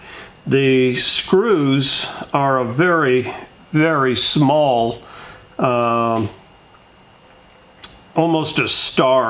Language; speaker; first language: English; native; English